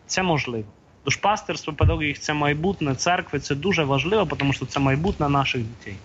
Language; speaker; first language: Ukrainian; non-native, fluent; Polish